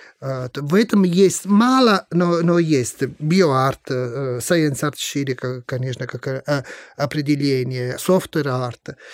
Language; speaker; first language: Russian; non-native, fluent; Italian